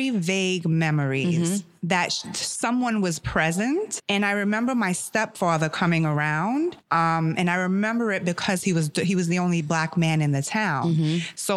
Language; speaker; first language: English; early bilingual, other home language; German